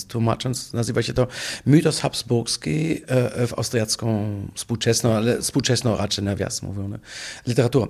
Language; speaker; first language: Polish; non-native, fluent; German